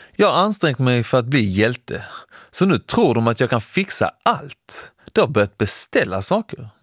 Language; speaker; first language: Swedish; early bilingual, other home language; Persian